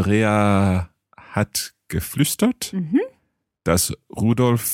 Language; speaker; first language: German; non-native, fluent; English